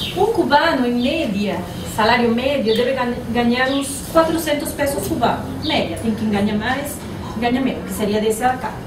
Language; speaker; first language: Portuguese; non-native, fluent; Spanish